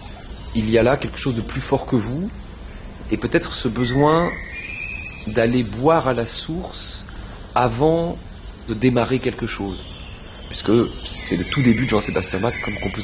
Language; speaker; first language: French; native; French